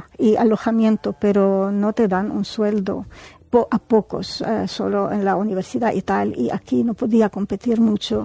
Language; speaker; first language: Spanish; non-native, fluent; Arabic